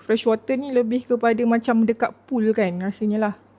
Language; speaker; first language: Malay; native; Malay